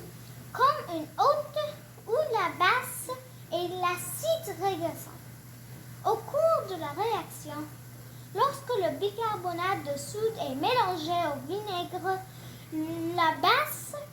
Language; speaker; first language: French; non-native, learner; English